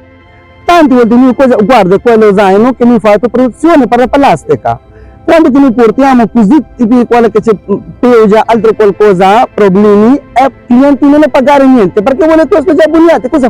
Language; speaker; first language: Italian; non-native, learner; Urdu